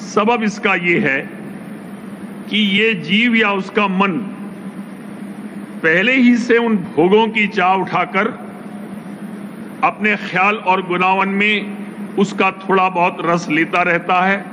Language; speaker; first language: Hindi; native; Hindi